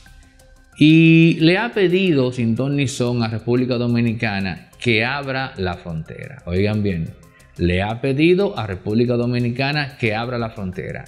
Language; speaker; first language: Spanish; native; Spanish